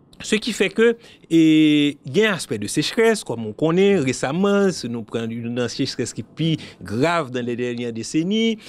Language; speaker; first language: French; non-native, local second language; Haitian Creole